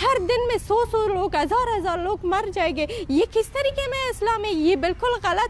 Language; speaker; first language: Hindi; non-native, learner; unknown